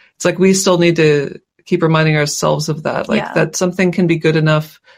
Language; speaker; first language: English; native; English